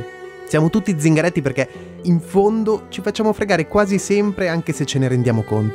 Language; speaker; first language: Italian; native; Italian